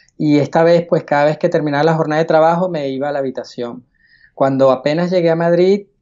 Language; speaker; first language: Spanish; native; Spanish